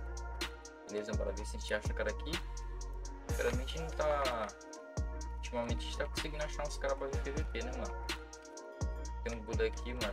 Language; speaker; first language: Portuguese; native; Portuguese